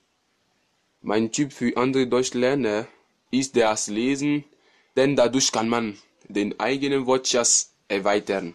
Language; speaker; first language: German; non-native, fluent; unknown